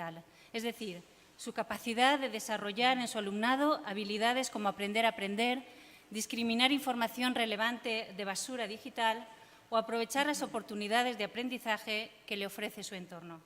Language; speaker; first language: Spanish; native; Spanish